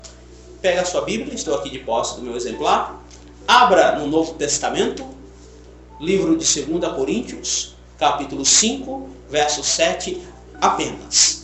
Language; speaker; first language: Portuguese; native; Portuguese